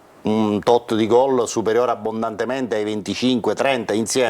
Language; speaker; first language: Italian; native; Italian